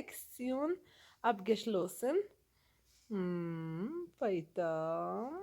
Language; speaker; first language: German; non-native, learner; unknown